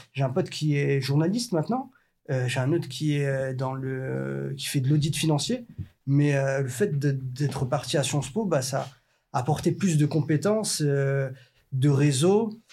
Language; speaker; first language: French; native; French